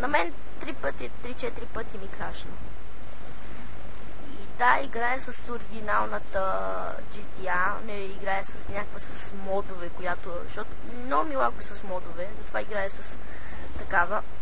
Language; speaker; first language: Bulgarian; native; Bulgarian